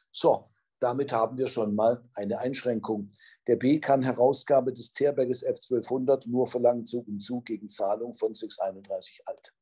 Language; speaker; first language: German; native; German